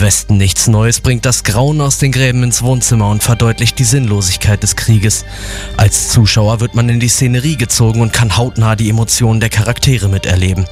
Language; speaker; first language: German; native; German